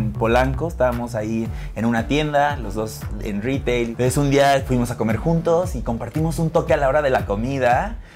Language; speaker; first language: Spanish; native; Spanish